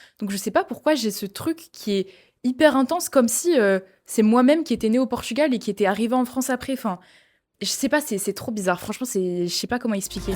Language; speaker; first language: French; native; French